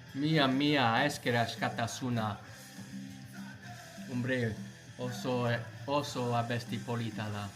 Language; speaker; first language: Basque; non-native, learner; English